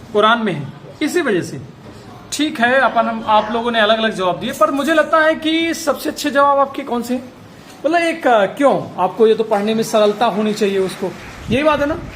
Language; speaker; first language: Hindi; native; Hindi